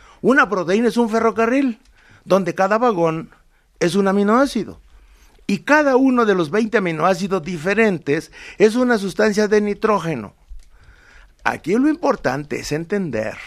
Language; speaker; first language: Spanish; native; Spanish